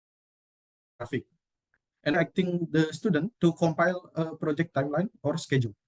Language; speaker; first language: English; non-native, learner; Indonesian